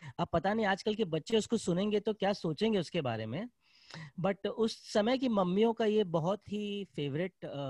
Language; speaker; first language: Hindi; native; Hindi